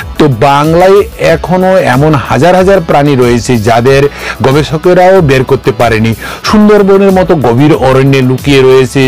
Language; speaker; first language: Bangla; non-native, local second language; Kok Borok